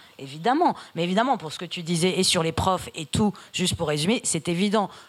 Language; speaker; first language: French; early bilingual, other home language; Persian